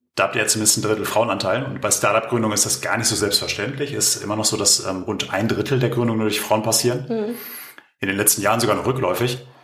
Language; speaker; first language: German; native; German